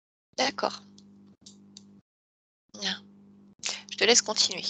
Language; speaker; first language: French; native; French